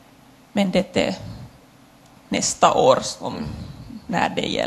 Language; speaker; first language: Swedish; non-native, local second language; Finnish